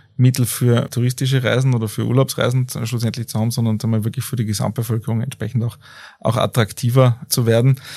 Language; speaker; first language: German; native; German